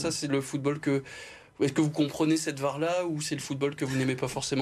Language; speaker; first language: French; native; French